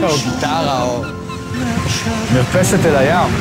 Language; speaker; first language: Hebrew; native; Hebrew